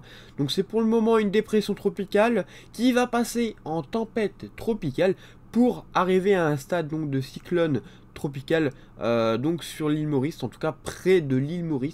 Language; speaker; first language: French; native; French